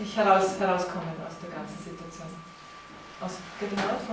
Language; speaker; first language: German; native; German